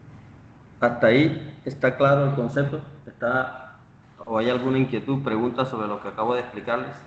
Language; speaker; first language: Spanish; native; Spanish